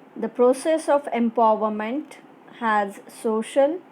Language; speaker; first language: English; non-native, local second language; Marathi